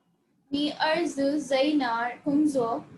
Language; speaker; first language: Chinese; non-native, learner; Hindi